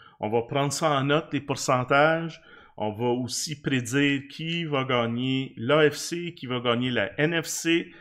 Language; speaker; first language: French; native; French